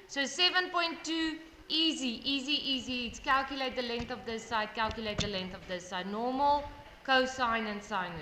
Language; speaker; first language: English; non-native, local second language; Afrikaans